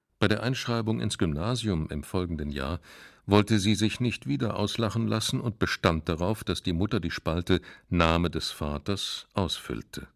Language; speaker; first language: German; native; German